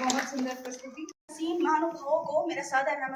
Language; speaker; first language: Hindi; non-native, fluent; Arabic